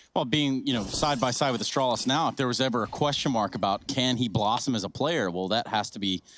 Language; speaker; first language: English; native; English